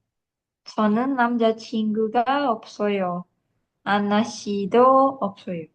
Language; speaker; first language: Korean; non-native, learner; Indonesian